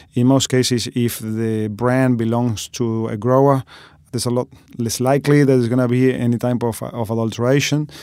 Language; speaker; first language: English; non-native, fluent; Spanish